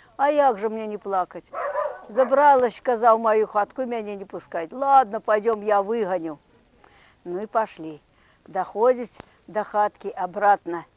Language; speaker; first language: Ukrainian; native; Ukrainian